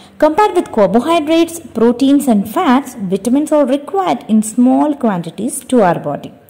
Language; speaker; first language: English; non-native, local second language; Telugu